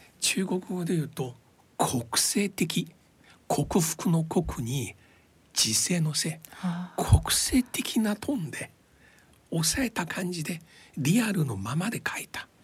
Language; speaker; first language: Japanese; non-native, fluent; Chinese